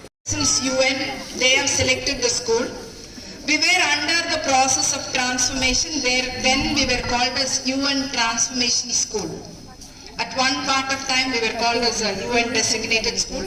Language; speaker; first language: English; non-native, local second language; Tamil